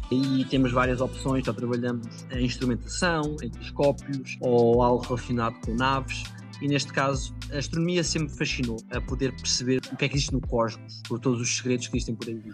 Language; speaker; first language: Portuguese; native; Portuguese